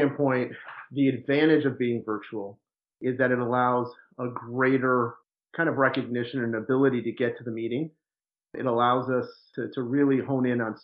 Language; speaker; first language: English; native; English